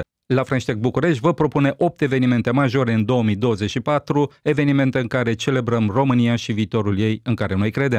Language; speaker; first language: Romanian; native; Romanian